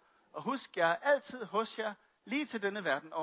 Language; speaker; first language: Danish; native; Danish